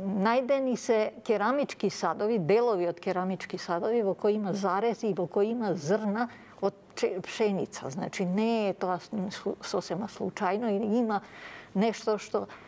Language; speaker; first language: Macedonian; early bilingual, other home language; Serbian